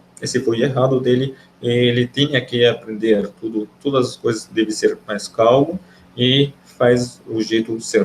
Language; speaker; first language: Portuguese; non-native, fluent; Arabic